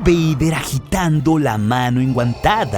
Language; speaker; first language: Spanish; native; Spanish